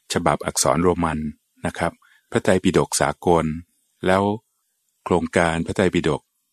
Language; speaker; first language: Thai; native; Thai